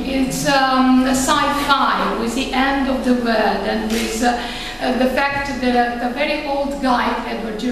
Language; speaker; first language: English; non-native, fluent; Romanian